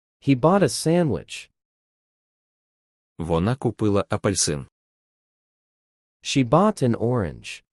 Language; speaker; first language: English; non-native, fluent; Ukrainian